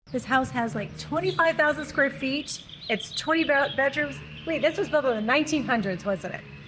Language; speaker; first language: English; native; English